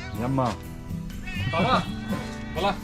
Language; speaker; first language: English; non-native, learner; Korean